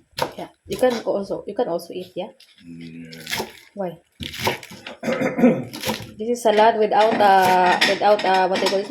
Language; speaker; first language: English; non-native, learner; Filipino